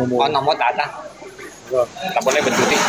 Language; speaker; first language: Indonesian; non-native, learner; Vietnamese